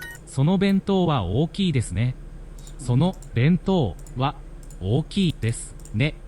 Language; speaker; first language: Japanese; non-native, learner; English